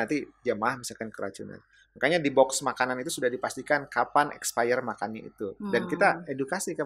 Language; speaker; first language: Indonesian; native; Indonesian